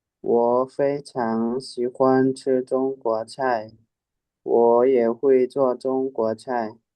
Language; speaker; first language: Chinese; non-native, learner; Lao